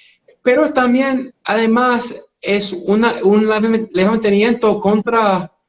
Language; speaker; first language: Spanish; non-native, fluent; English